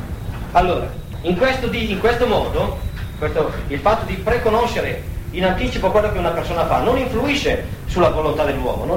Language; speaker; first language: Italian; native; Italian